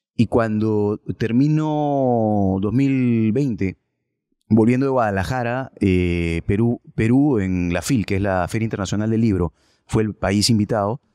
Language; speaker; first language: Spanish; native; Spanish